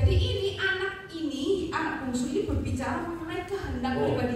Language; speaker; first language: Indonesian; native; Indonesian